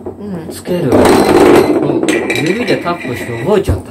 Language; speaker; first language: Japanese; native; Japanese